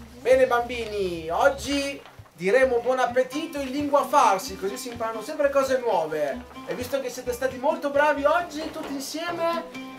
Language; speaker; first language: Italian; non-native, fluent; Persian